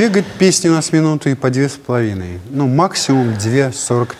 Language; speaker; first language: Russian; native; Russian